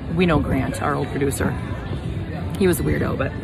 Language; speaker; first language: English; early bilingual, other home language; Norwegian